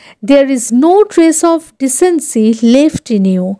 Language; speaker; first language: English; non-native, local second language; Bangla